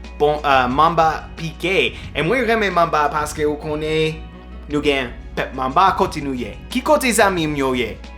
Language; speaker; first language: Haitian Creole; non-native, fluent; English